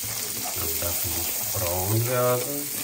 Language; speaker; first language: German; non-native, fluent; Portuguese